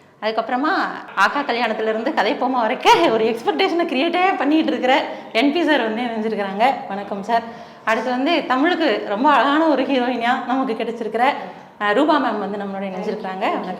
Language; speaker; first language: Tamil; native; Tamil